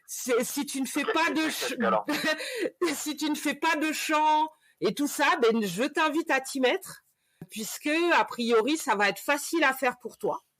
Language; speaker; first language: French; native; French